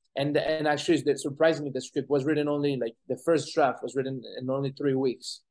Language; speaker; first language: English; non-native, fluent; Spanish